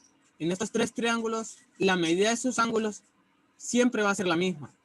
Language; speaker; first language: Spanish; native; Spanish